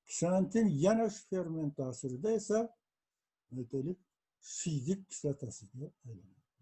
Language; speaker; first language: Uzbek; native; Uzbek